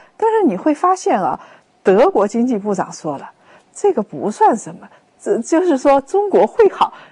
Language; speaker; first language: Chinese; native; Chinese